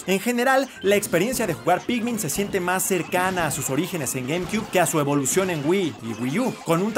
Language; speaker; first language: Spanish; native; Spanish